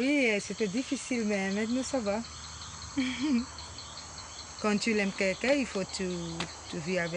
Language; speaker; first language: French; non-native, local second language; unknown